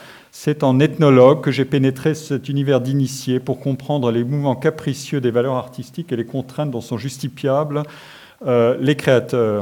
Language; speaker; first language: French; native; French